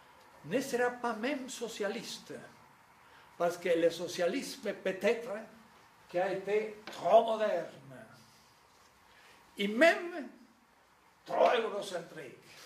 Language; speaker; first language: French; non-native, fluent; Spanish